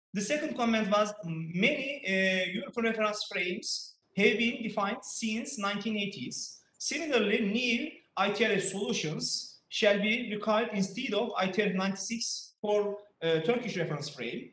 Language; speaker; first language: English; non-native, fluent; Turkish